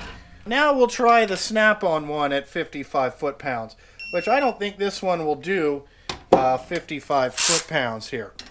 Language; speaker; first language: English; native; English